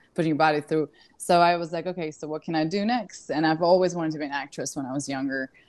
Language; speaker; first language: English; non-native, fluent; Russian